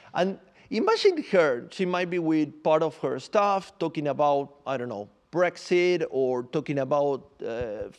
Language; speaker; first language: English; non-native, fluent; Spanish